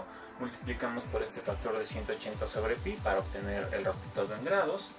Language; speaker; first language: Spanish; native; Spanish